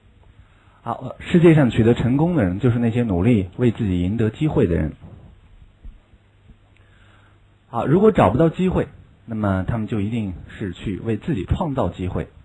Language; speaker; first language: Chinese; native; Chinese